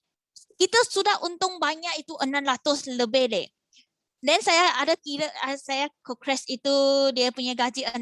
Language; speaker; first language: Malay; non-native, local second language; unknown